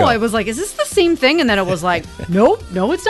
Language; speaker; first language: English; native; English